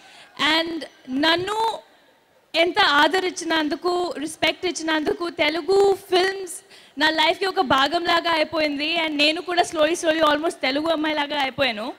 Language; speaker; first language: Telugu; non-native, fluent; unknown